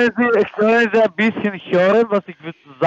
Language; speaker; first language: German; non-native, fluent; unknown